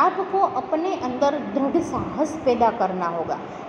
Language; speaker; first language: Hindi; non-native, local second language; Gujarati